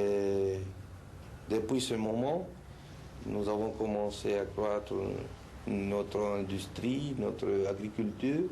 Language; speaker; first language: French; non-native, fluent; Spanish